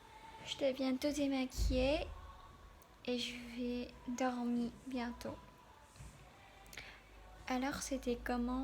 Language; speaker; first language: French; non-native, learner; Korean